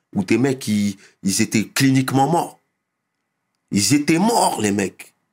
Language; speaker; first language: French; native; French